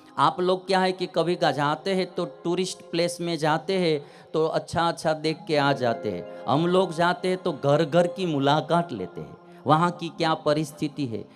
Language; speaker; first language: Hindi; non-native, local second language; Gujarati